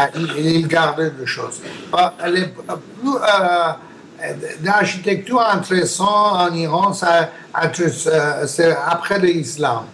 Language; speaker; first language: French; non-native, learner; Persian